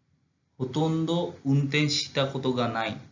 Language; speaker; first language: Japanese; non-native, fluent; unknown